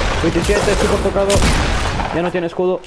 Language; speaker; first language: Spanish; non-native, learner; English